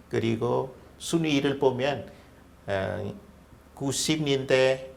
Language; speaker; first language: Korean; non-native, fluent; Vietnamese